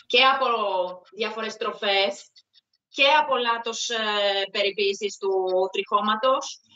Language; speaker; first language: Greek; non-native, fluent; Czech